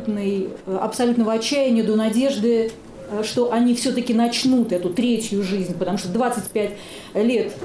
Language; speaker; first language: Russian; native; Russian